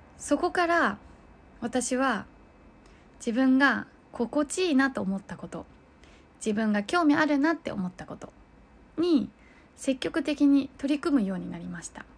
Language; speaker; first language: Japanese; early bilingual, other home language; Chinese